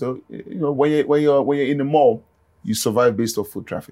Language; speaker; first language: English; non-native, local second language; Yoruba